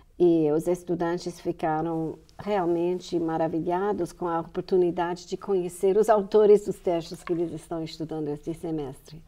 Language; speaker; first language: Portuguese; early bilingual, other home language; English